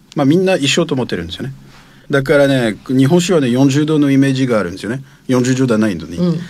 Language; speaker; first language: Japanese; non-native, fluent; French